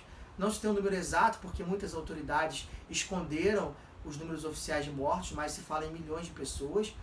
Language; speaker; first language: Portuguese; native; Portuguese